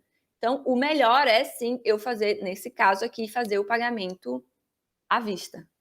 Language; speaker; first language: Portuguese; native; Portuguese